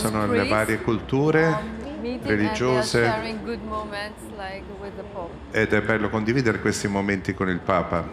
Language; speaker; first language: Italian; non-native, fluent; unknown